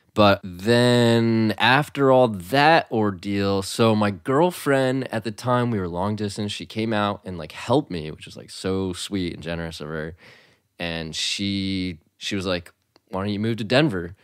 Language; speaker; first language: English; native; English